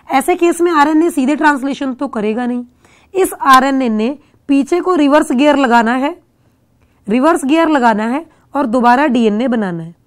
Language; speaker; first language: Hindi; non-native, local second language; Punjabi